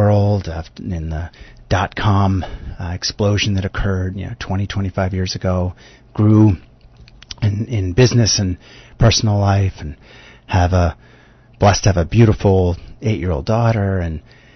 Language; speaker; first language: English; native; English